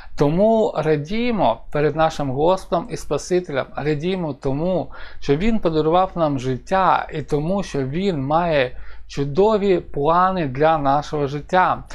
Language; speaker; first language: Ukrainian; non-native, local second language; Russian